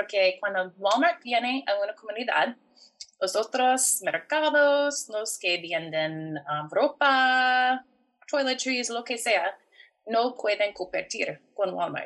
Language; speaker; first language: Spanish; non-native, fluent; English